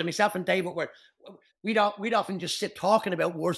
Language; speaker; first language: English; native; English